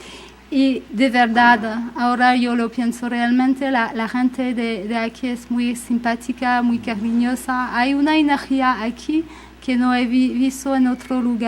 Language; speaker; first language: Spanish; non-native, fluent; French